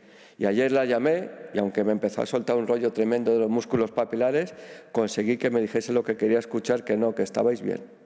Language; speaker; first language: Spanish; native; Spanish